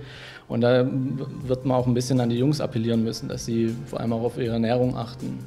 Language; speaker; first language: German; native; German